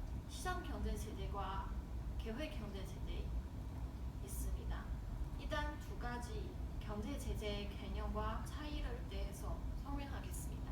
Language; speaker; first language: Korean; non-native, learner; Chinese